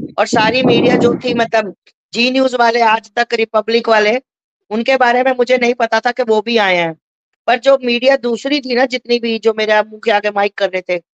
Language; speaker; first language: Hindi; native; Hindi